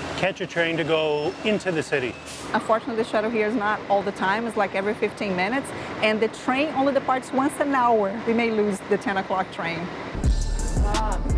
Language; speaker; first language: English; non-native, fluent; Portuguese